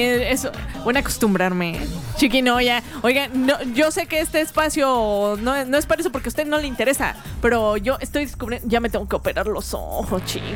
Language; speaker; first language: Spanish; native; Spanish